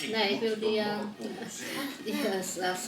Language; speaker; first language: Dutch; early bilingual, other home language; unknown